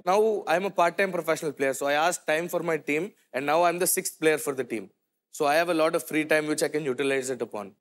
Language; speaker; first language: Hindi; non-native, local second language; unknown